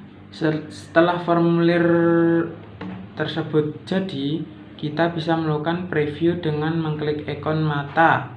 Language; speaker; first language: Indonesian; native; Indonesian